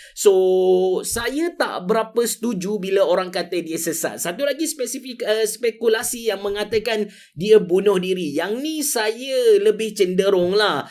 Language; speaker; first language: Malay; native; Malay